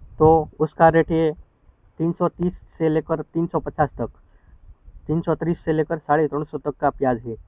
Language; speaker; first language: Hindi; non-native, local second language; Gujarati